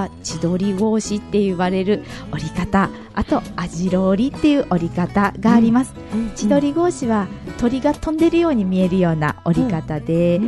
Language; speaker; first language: Japanese; native; Japanese